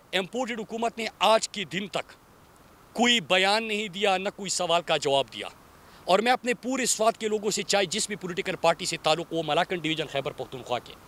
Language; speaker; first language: Urdu; non-native, local second language; Pashto